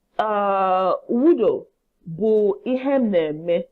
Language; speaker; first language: Igbo; non-native, learner; English